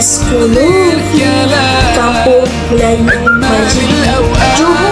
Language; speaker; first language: Arabic; non-native, learner; Malay